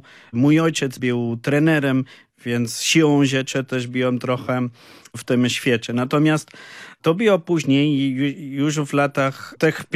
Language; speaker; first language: Polish; non-native, fluent; Spanish